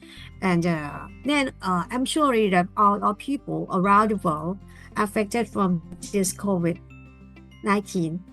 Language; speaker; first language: English; non-native, learner; Thai